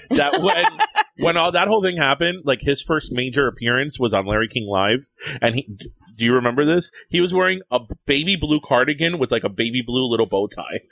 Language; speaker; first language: English; early bilingual, other home language; Spanish